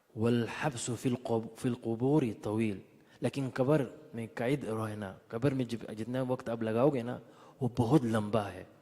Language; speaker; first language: Urdu; early bilingual, heritage; Urdu